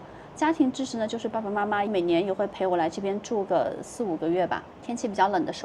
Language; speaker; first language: Chinese; native; Chinese